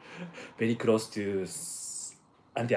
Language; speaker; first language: English; non-native, fluent; Japanese